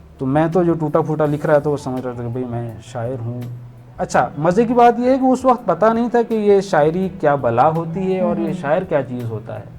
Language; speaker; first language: Urdu; non-native, local second language; Punjabi